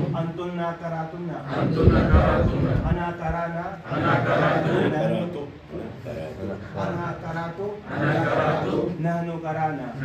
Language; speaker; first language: Arabic; non-native, learner; Urdu